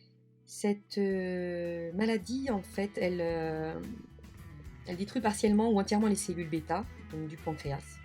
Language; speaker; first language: French; native; French